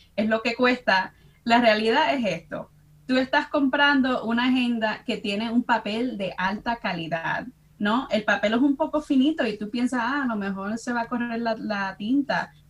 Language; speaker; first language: Spanish; early bilingual, heritage; Spanish